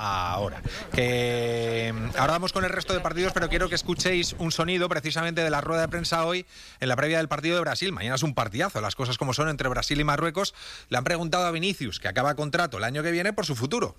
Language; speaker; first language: Spanish; native; Spanish